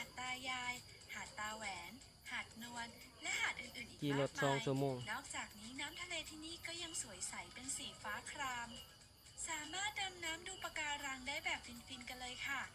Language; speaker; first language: Thai; native; Thai